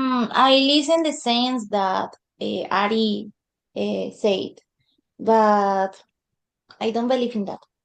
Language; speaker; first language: English; non-native, learner; Spanish